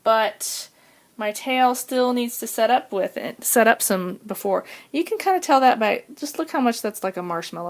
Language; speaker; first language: English; native; English